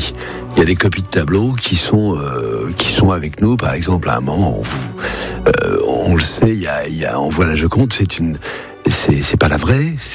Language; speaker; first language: French; native; French